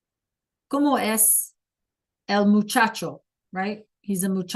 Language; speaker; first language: Spanish; non-native, learner; English